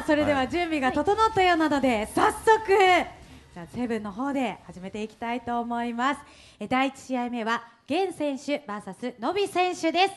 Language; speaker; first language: Japanese; native; Japanese